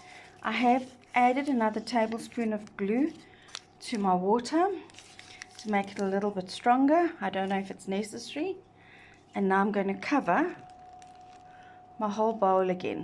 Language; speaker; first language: English; native; English